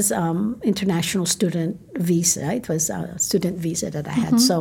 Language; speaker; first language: English; non-native, local second language; Filipino